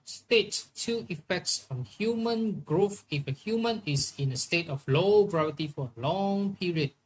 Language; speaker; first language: English; non-native, local second language; Chinese